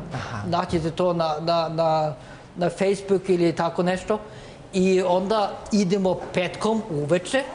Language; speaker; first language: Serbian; non-native, learner; Norwegian